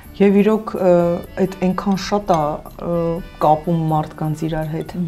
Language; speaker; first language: Armenian; native; Armenian